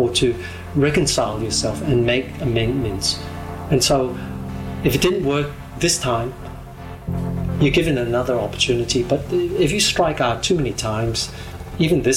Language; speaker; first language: English; non-native, local second language; Cantonese